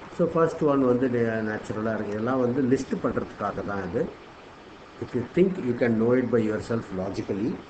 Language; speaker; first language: English; non-native, local second language; Tamil